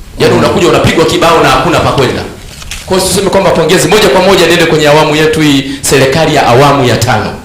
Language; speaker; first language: Swahili; native; Swahili